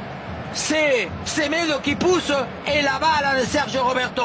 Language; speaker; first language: French; native; French